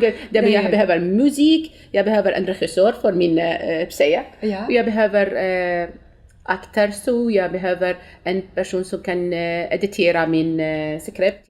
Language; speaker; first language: Swedish; non-native, learner; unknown